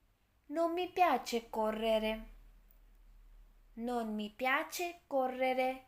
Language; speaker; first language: Italian; non-native, fluent; Urdu